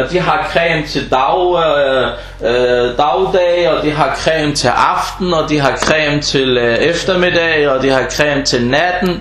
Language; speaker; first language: Danish; non-native, fluent; Arabic